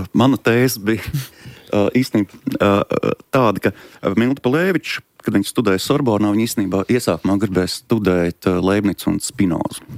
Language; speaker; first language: Latvian; native; Latvian